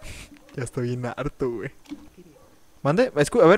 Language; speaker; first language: Spanish; native; Spanish